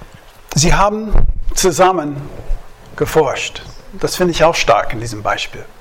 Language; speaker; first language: German; non-native, fluent; English